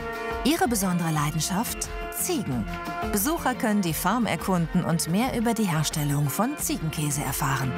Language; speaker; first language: German; native; German